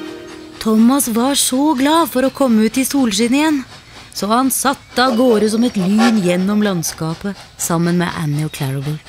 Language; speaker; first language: Norwegian; native; Norwegian